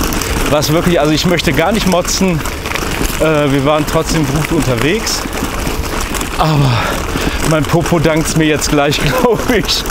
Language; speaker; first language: German; native; German